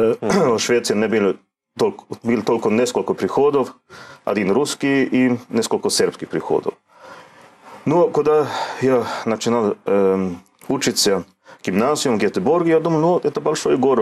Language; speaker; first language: Russian; non-native, learner; Swedish